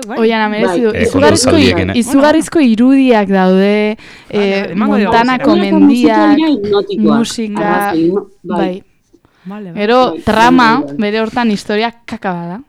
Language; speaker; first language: Basque; native; Basque